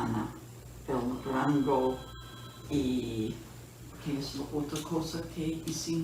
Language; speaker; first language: Spanish; non-native, fluent; English